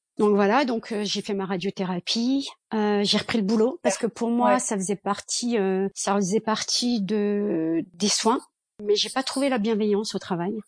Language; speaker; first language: French; early bilingual, other home language; Kabyle